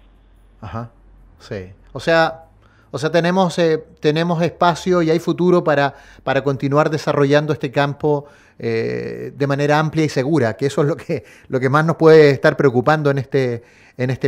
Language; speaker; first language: Spanish; native; Spanish